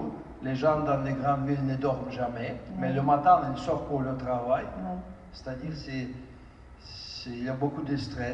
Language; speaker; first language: French; non-native, fluent; Russian